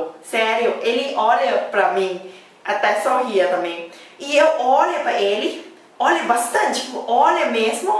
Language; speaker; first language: Portuguese; non-native, learner; Thai